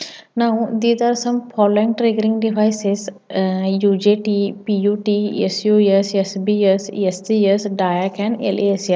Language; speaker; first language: English; non-native, local second language; Marathi